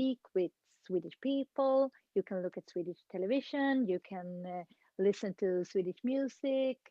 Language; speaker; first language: English; non-native, fluent; Swedish